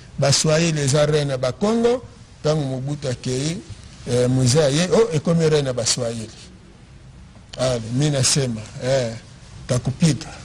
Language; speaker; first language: Lingala; non-native, local second language; Kongo